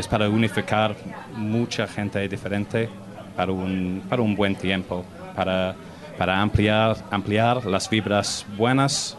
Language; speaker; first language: Spanish; non-native, learner; English